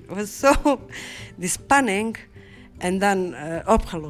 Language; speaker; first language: Dutch; non-native, fluent; Bosnian